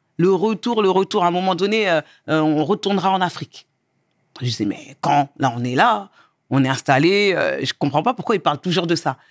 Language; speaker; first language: French; early bilingual, other home language; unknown